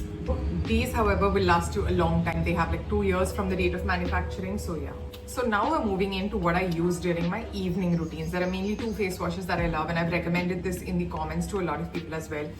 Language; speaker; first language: English; native; English